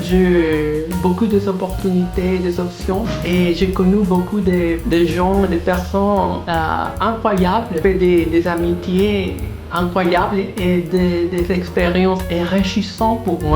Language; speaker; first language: French; non-native, learner; Spanish